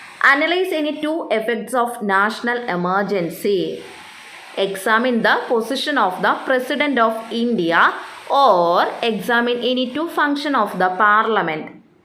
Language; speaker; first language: English; non-native, local second language; Malayalam